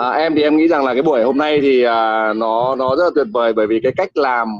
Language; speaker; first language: Vietnamese; native; Vietnamese